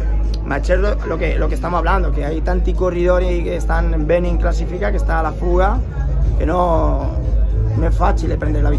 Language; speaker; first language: Italian; non-native, learner; Spanish